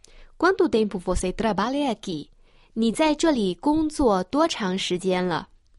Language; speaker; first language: Portuguese; non-native, fluent; Chinese